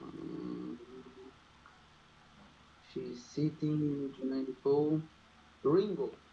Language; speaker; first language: English; non-native, learner; Portuguese